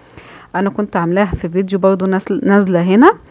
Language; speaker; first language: Arabic; native; Arabic